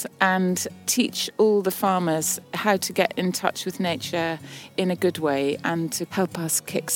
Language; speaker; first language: English; native; English